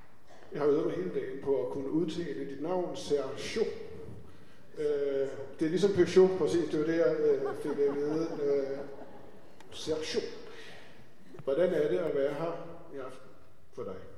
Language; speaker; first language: Danish; native; Danish